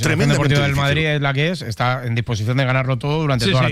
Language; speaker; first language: Spanish; native; Spanish